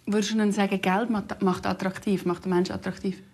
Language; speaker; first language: German; native; German